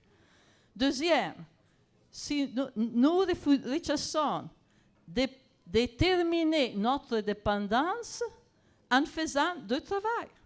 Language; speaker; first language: French; non-native, fluent; Italian